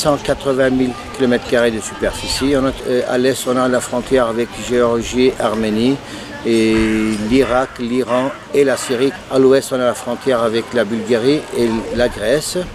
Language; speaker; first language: French; non-native, fluent; Turkish